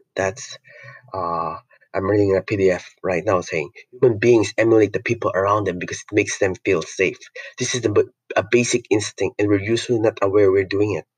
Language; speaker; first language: English; non-native, local second language; Filipino